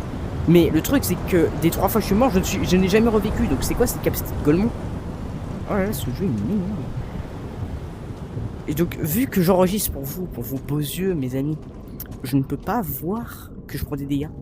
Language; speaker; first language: French; native; French